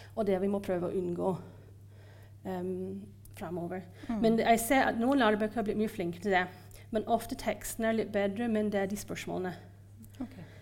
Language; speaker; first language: Norwegian; non-native, fluent; English